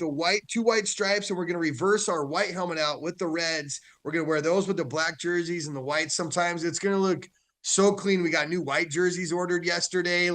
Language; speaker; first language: English; native; English